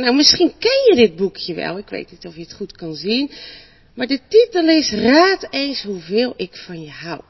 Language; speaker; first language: Dutch; native; Dutch